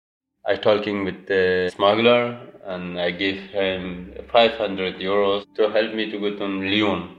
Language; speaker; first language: English; non-native, learner; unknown